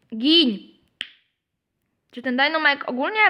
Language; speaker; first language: Polish; native; Polish